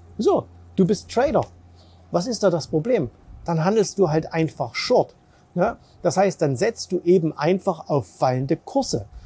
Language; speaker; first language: German; native; German